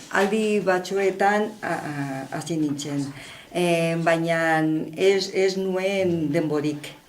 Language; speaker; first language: Basque; non-native, learner; Spanish